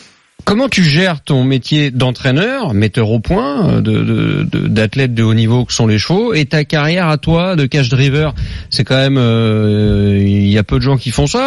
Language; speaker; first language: French; native; French